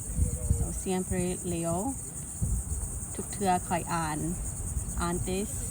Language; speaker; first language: Spanish; non-native, learner; Lao